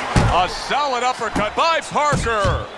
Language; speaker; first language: English; native; English